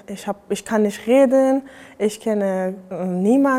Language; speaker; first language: German; non-native, learner; Persian